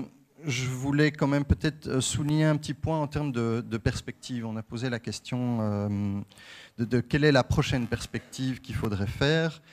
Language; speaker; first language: French; native; French